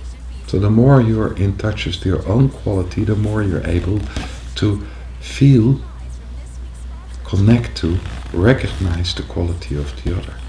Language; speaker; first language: English; non-native, fluent; Dutch